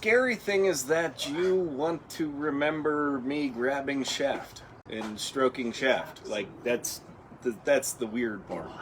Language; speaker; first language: English; native; English